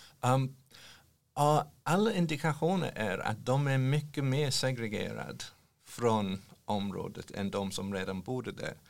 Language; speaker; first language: Swedish; non-native, fluent; English